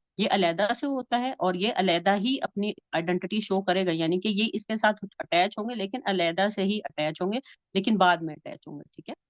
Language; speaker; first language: Urdu; native; Urdu